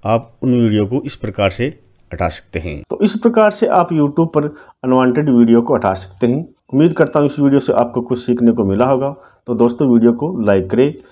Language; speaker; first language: Hindi; native; Hindi